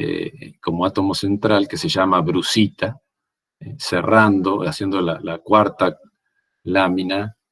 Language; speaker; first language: Spanish; native; Spanish